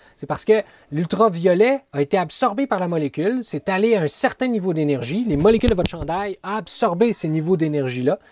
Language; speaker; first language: French; native; French